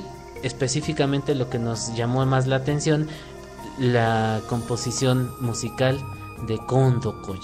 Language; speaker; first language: Spanish; native; Spanish